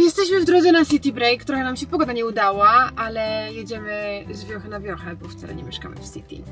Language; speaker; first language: Polish; native; Polish